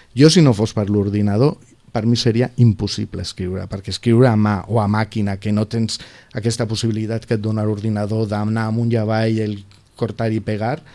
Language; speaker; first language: Catalan; non-native, local second language; Spanish